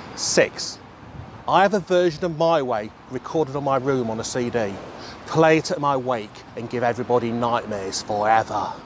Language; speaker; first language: English; native; English